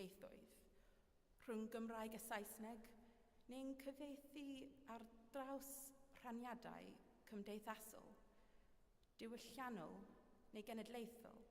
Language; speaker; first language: Welsh; non-native, fluent; English